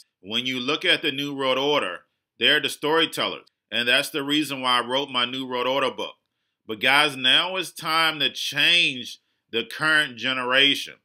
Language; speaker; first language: English; native; English